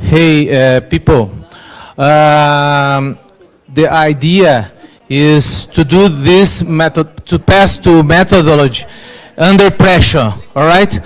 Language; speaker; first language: English; non-native, learner; Portuguese